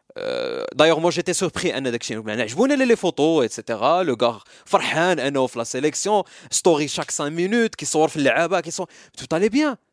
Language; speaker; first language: French; non-native, local second language; Arabic